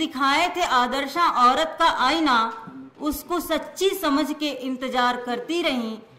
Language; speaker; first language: Hindi; native; Hindi